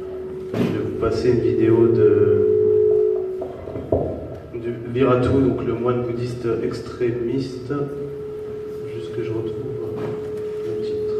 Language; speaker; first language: French; native; French